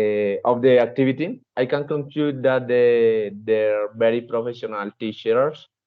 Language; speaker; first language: English; non-native, learner; Spanish